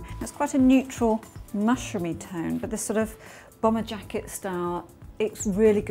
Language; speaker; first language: English; native; English